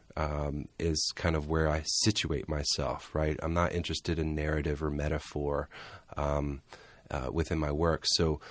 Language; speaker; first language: English; native; English